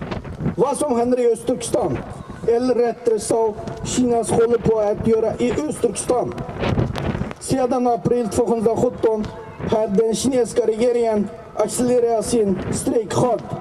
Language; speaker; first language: Swedish; non-native, learner; Uyghur